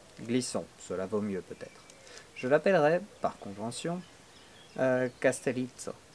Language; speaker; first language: French; native; French